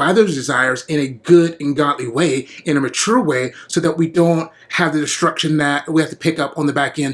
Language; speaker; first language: English; native; English